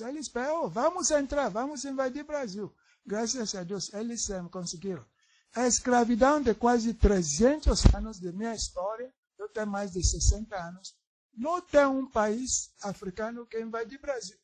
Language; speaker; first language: Portuguese; non-native, learner; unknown